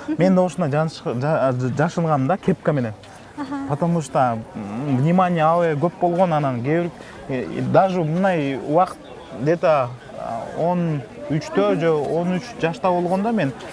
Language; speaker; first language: Kyrgyz; non-native, local second language; Russian